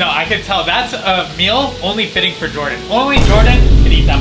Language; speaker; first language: English; native; English